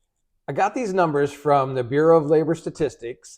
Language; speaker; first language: English; native; English